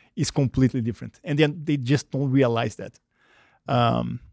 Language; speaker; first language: English; non-native, fluent; Portuguese